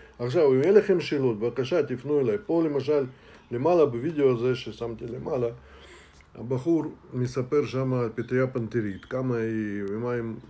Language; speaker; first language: Hebrew; non-native, fluent; Russian